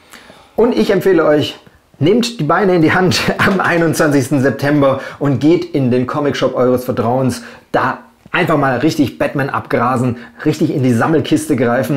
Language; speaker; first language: German; native; German